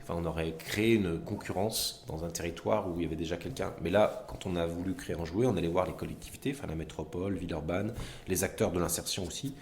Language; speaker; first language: French; native; French